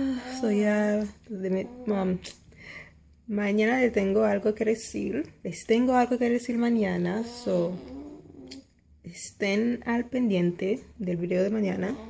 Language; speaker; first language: Spanish; non-native, fluent; Haitian Creole